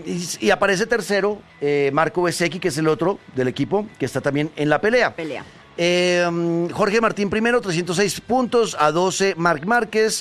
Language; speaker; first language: Spanish; native; Spanish